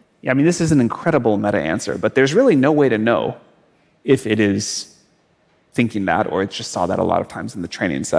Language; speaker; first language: English; native; English